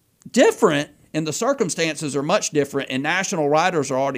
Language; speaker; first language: English; native; English